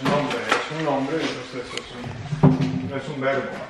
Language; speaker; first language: Spanish; early bilingual, heritage; English